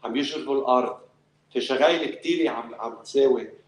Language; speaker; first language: Arabic; early bilingual, other home language; English